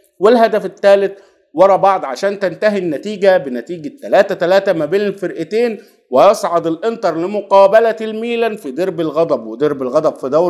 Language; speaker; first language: Arabic; native; Arabic